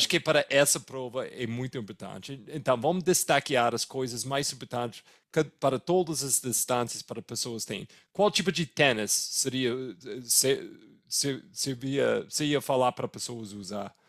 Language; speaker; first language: Portuguese; non-native, fluent; English